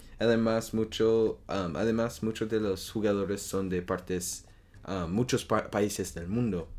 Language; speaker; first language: Spanish; non-native, learner; French